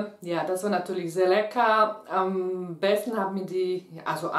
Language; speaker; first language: German; non-native, fluent; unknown